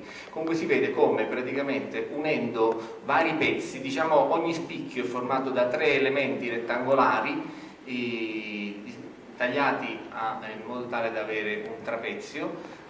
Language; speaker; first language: Italian; native; Italian